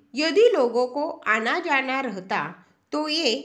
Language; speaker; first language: Hindi; non-native, local second language; Marathi